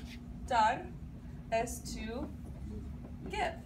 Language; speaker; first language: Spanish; non-native, fluent; English